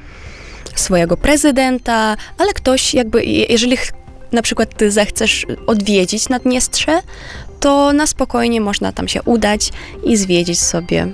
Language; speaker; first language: Polish; non-native, fluent; Romanian